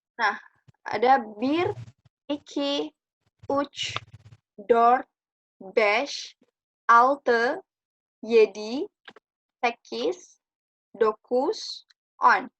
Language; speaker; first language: Turkish; non-native, fluent; Indonesian